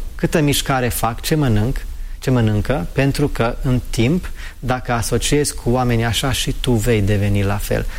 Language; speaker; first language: Romanian; non-native, fluent; English